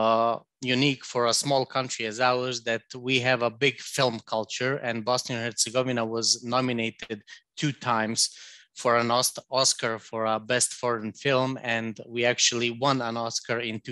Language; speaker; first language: English; non-native, fluent; Croatian